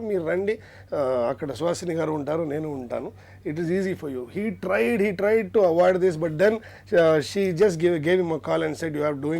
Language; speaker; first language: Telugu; non-native, learner; Kannada